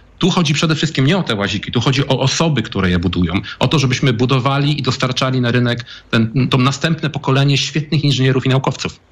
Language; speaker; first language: Polish; native; Polish